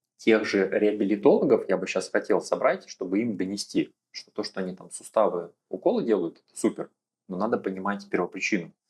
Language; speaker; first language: Russian; native; Russian